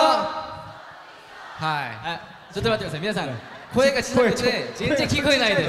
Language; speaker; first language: Japanese; non-native, learner; Korean